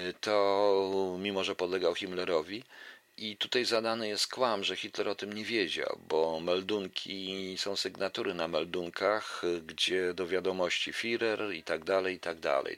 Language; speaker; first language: Polish; native; Polish